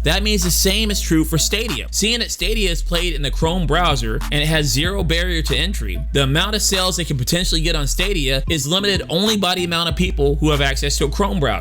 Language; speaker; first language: English; native; English